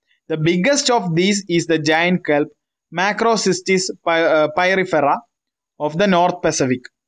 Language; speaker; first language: English; non-native, local second language; Malayalam